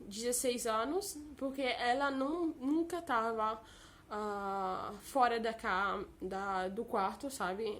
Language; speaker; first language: Portuguese; early bilingual, heritage; Portuguese